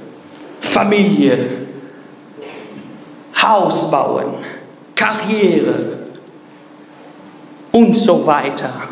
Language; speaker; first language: German; non-native, fluent; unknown